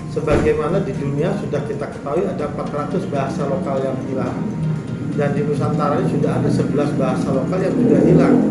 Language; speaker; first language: Indonesian; non-native, local second language; Javanese